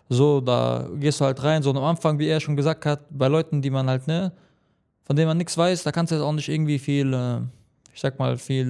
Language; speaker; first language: German; early bilingual, other home language; Chechen